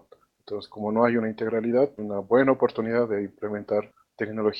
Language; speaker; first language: Spanish; native; Spanish